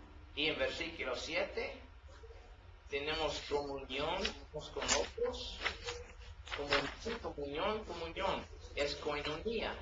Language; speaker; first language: Spanish; non-native, learner; English